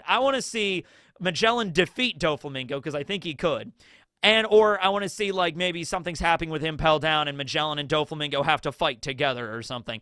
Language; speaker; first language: English; native; English